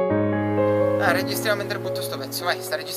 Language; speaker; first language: Italian; native; Italian